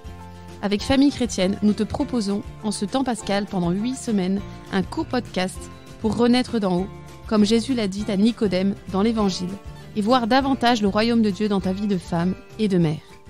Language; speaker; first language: French; native; French